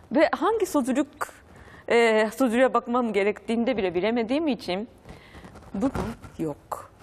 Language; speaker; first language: Turkish; non-native, fluent; Japanese